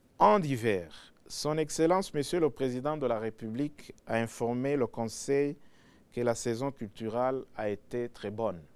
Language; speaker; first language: French; non-native, local second language; Rundi